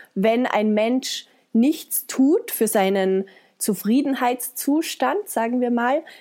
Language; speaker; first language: German; native; German